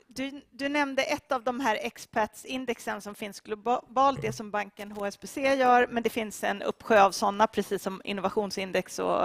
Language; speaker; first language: Swedish; native; Swedish